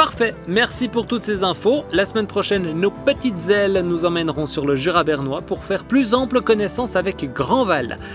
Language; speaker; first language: French; native; French